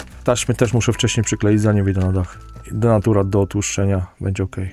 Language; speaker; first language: Polish; native; Polish